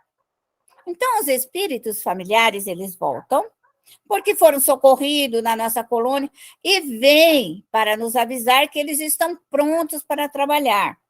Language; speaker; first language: Portuguese; native; Portuguese